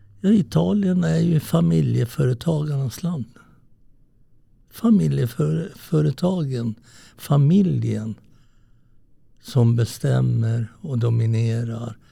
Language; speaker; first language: Swedish; early bilingual, other home language; Italian